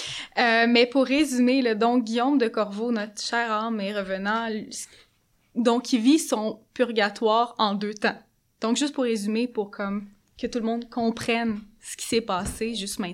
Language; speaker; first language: French; native; French